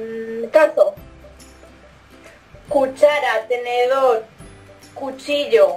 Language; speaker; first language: Spanish; native; Spanish